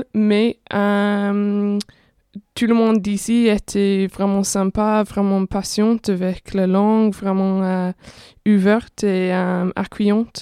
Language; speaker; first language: French; non-native, fluent; English